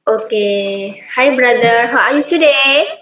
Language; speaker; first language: English; non-native, learner; Indonesian